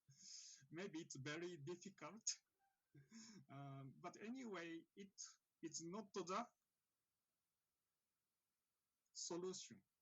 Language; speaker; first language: English; non-native, fluent; Japanese